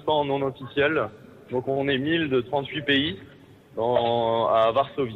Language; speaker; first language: French; native; French